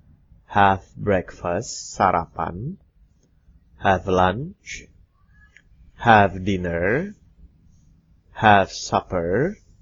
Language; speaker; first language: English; non-native, fluent; Indonesian